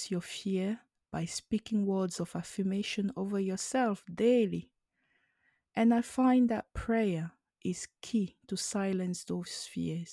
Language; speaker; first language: English; non-native, local second language; French